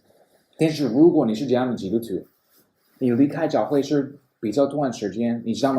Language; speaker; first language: Chinese; non-native, fluent; English